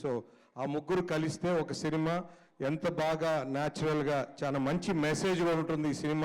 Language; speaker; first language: Telugu; native; Telugu